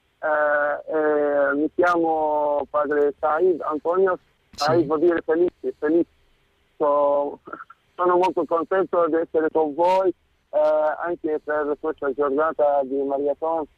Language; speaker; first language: Italian; non-native, fluent; Arabic